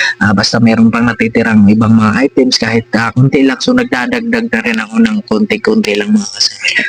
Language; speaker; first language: Filipino; non-native, local second language; Cebuano